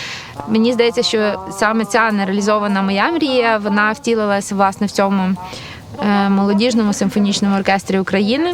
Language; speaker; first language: Ukrainian; native; Ukrainian